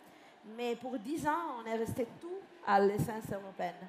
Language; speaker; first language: French; non-native, fluent; Italian